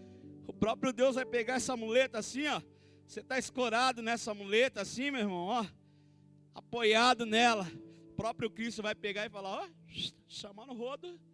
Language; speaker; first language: Portuguese; native; Portuguese